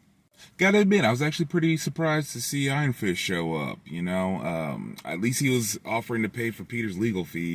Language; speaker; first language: English; native; English